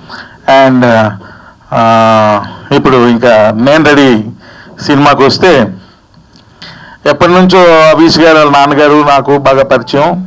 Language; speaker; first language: Telugu; native; Telugu